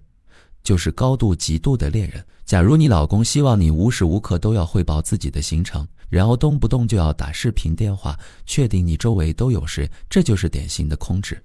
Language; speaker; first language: Chinese; native; Chinese